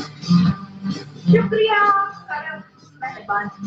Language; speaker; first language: Hindi; non-native, local second language; Bangla